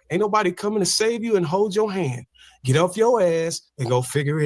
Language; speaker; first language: English; native; English